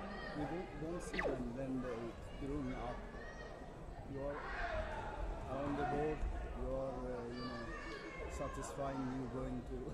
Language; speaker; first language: English; non-native, learner; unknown